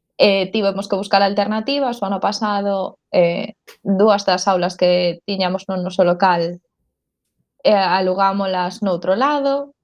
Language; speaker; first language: Galician; non-native, local second language; Spanish